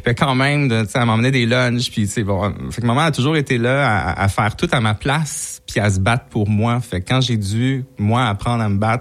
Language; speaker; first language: French; native; French